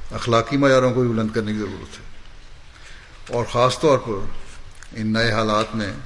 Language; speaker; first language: Urdu; native; Urdu